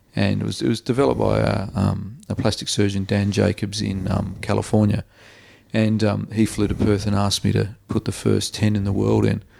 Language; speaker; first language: English; native; English